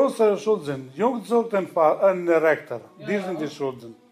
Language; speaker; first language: Dutch; non-native, learner; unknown